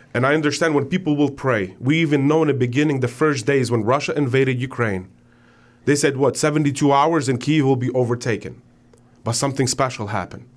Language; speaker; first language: English; non-native, fluent; Ukrainian